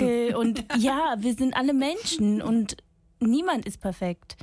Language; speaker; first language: German; non-native, fluent; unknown